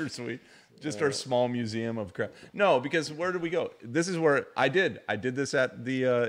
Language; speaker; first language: English; native; English